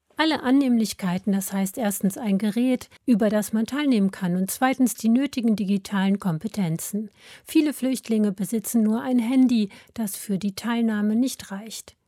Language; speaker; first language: German; native; German